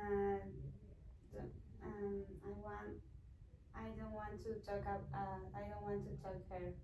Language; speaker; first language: English; non-native, learner; Spanish